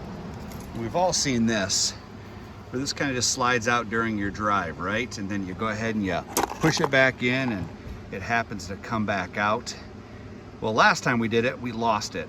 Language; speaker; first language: English; native; English